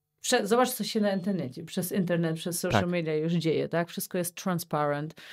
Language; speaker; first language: Polish; early bilingual, heritage; Polish